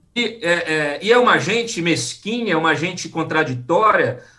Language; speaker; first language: Portuguese; native; Portuguese